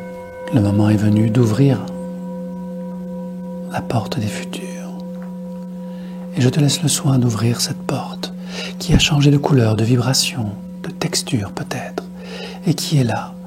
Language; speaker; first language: French; native; French